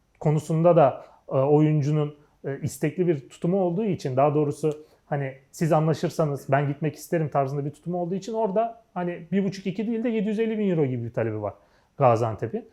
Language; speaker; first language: Turkish; native; Turkish